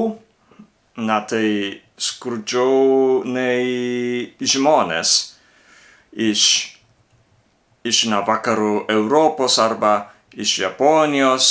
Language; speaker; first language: Lithuanian; non-native, learner; Japanese